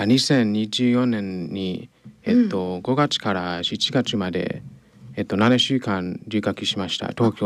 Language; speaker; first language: Japanese; non-native, learner; English